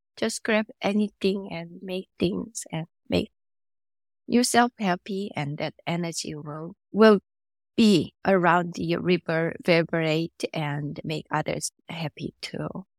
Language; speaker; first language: English; non-native, fluent; Korean